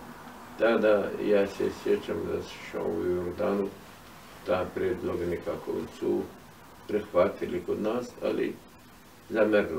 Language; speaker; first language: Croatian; non-native, fluent; Arabic